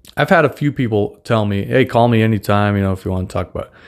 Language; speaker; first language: English; non-native, fluent; Russian